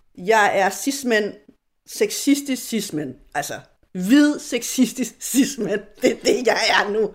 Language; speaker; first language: Danish; non-native, fluent; Spanish